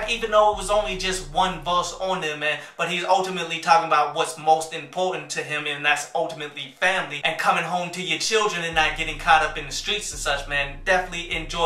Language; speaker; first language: English; native; English